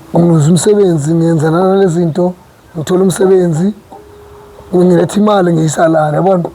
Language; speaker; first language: Zulu; non-native, local second language; Northern Sotho